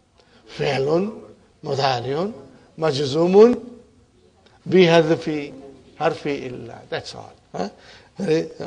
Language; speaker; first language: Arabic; non-native, fluent; Urdu